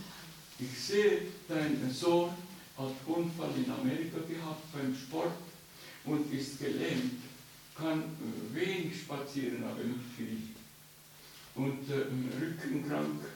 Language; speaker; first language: German; non-native, fluent; Estonian